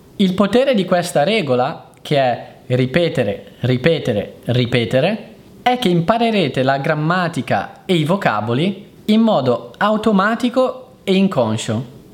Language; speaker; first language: Italian; native; Italian